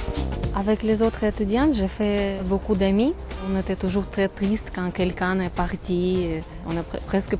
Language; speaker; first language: French; non-native, learner; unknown